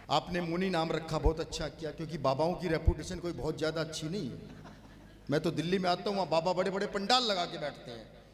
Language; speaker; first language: Hindi; native; Hindi